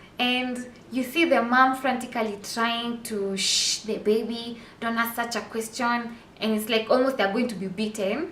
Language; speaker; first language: English; non-native, local second language; Swahili